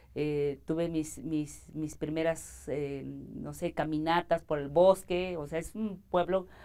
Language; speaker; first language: Spanish; native; Spanish